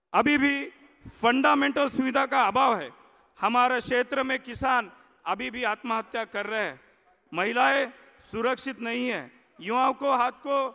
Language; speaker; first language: Hindi; non-native, local second language; Marathi